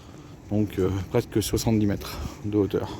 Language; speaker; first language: French; native; French